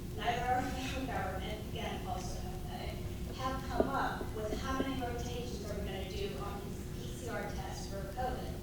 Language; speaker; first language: English; early bilingual, other home language; Italian